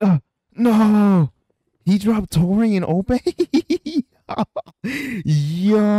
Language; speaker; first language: English; native; English